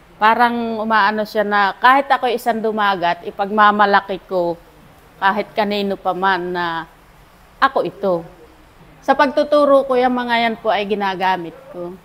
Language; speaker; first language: Filipino; non-native, local second language; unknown